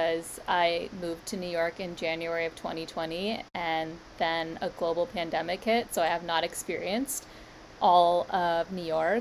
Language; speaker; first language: English; native; English